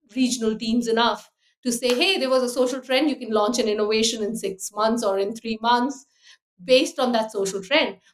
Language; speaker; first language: English; non-native, fluent; Hindi